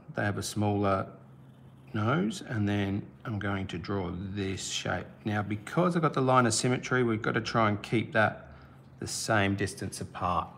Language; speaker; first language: English; native; English